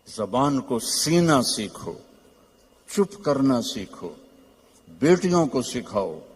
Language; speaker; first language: Urdu; non-native, local second language; Punjabi